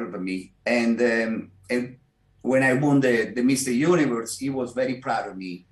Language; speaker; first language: English; non-native, fluent; Italian